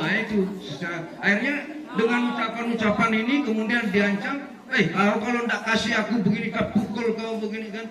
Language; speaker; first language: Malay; non-native, local second language; Balinese